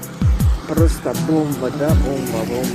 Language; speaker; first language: Russian; non-native, learner; Tajik